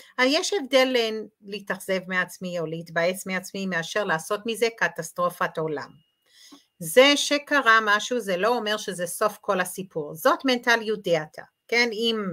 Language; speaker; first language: Hebrew; native; Hebrew